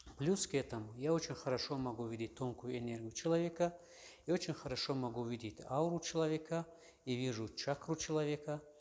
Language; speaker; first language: Russian; non-native, local second language; Tajik